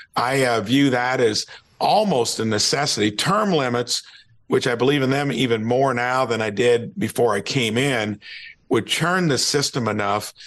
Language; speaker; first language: English; native; English